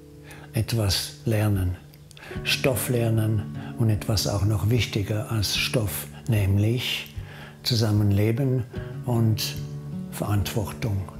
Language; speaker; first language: German; non-native, fluent; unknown